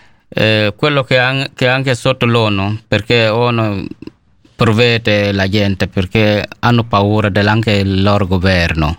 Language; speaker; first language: Italian; non-native, learner; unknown